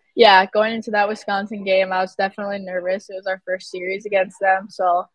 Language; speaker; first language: English; native; English